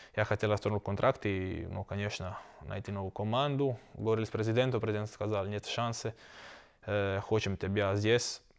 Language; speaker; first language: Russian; non-native, learner; Croatian